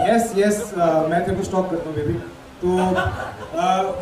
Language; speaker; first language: Hindi; native; Hindi